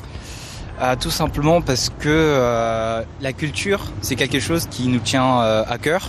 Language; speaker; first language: French; early bilingual, other home language; Tibetan